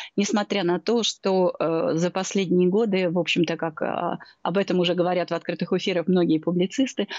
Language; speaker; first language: Russian; native; Russian